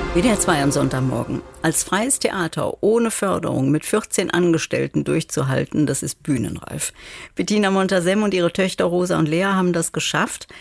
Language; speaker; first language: German; native; German